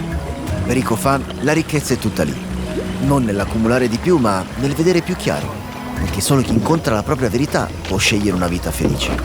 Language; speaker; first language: Italian; native; Italian